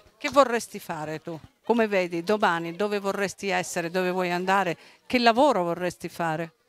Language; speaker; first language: Italian; native; Italian